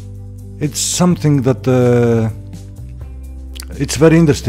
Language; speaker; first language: English; non-native, learner; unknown